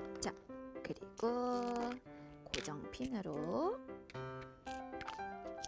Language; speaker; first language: Korean; native; Korean